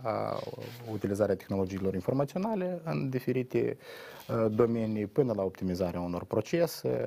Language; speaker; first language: Romanian; native; Romanian